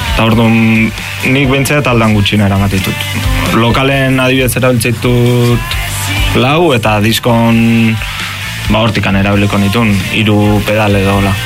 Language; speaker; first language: Basque; native; Basque